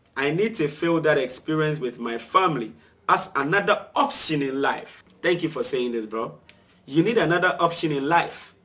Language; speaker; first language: English; non-native, local second language; Akan